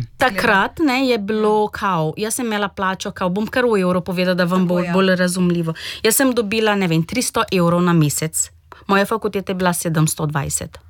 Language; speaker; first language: Slovenian; non-native, fluent; Portuguese